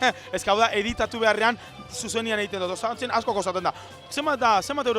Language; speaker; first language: Basque; native; Basque